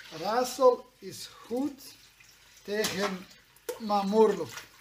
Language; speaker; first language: Dutch; non-native, learner; Serbian